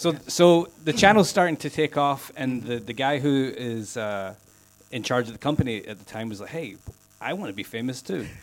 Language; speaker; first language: English; non-native, learner; Chinese